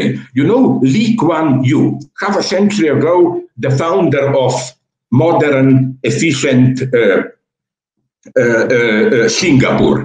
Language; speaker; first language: English; non-native, fluent; Slovenian